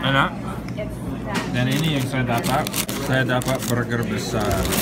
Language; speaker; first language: Indonesian; non-native, fluent; English